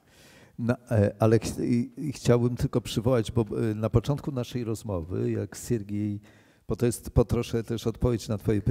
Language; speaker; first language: Polish; native; Polish